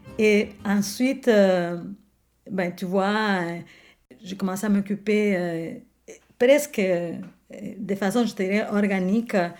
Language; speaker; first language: French; non-native, fluent; Spanish